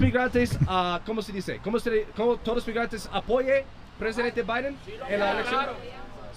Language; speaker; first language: Spanish; non-native, learner; English